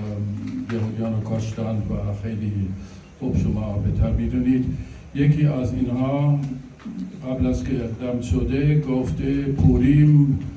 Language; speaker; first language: Persian; non-native, fluent; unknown